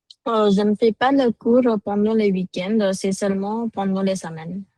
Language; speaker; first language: French; non-native, fluent; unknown